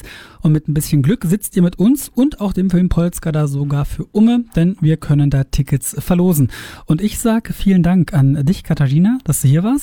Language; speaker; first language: German; native; German